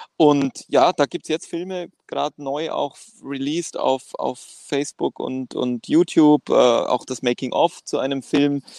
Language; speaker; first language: German; non-native, fluent; Greek